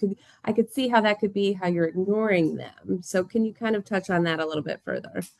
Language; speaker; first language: English; native; English